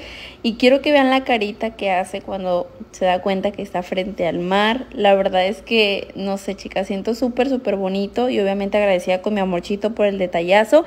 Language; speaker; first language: Spanish; native; Spanish